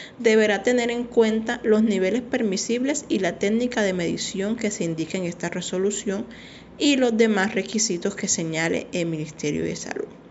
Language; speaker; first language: Spanish; native; Spanish